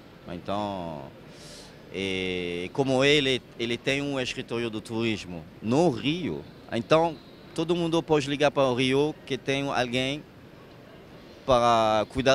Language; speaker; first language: Portuguese; non-native, fluent; French